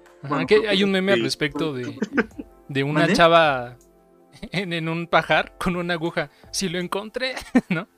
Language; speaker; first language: Spanish; native; Spanish